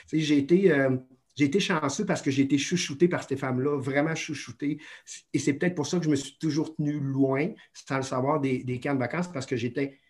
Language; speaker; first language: French; native; French